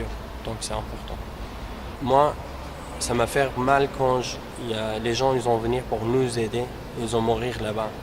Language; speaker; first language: French; non-native, learner; Kurdish